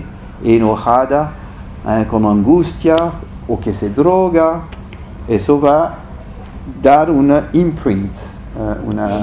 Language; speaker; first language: Spanish; non-native, fluent; French